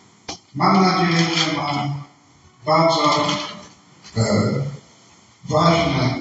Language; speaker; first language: Polish; non-native, fluent; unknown